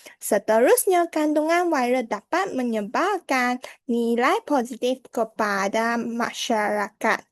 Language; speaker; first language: Malay; non-native, local second language; Chinese